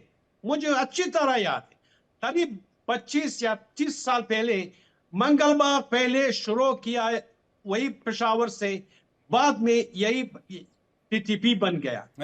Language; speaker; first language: Hindi; non-native, fluent; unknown